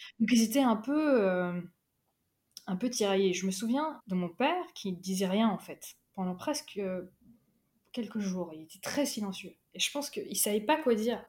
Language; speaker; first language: French; early bilingual, other home language; Urdu